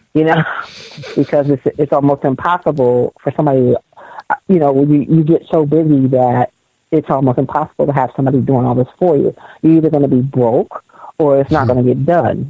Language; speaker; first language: English; native; English